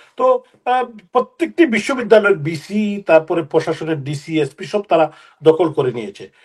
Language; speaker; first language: Bangla; native; Bangla